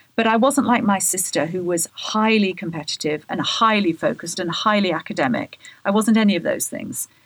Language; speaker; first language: English; native; English